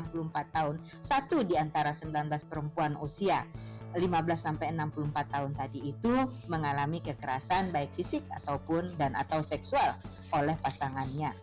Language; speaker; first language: Indonesian; native; Indonesian